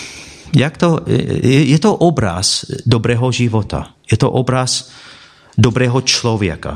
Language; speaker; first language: Czech; non-native, fluent; English